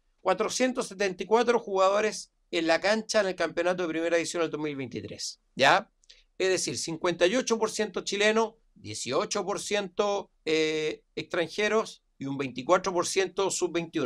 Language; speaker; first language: Spanish; native; Spanish